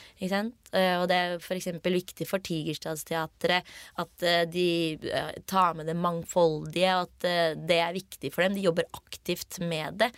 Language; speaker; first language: Norwegian; early bilingual, other home language; Urdu